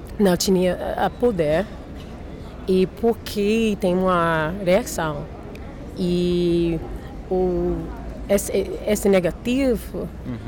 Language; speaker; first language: Portuguese; non-native, learner; English